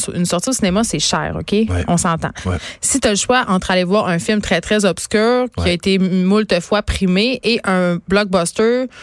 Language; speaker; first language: French; native; French